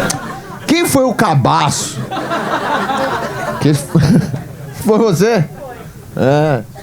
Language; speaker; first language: Portuguese; native; Portuguese